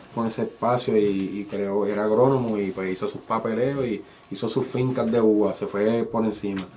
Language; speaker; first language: Spanish; native; Spanish